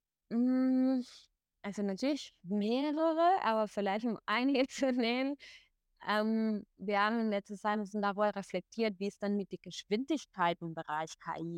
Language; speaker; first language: German; non-native, fluent; Spanish